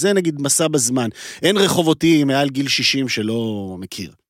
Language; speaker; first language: Hebrew; native; Hebrew